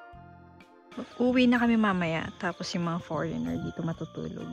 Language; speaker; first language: Filipino; native; Filipino